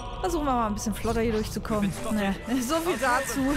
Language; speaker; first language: German; native; German